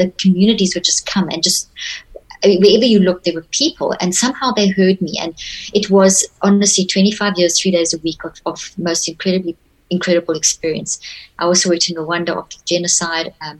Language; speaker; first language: English; native; English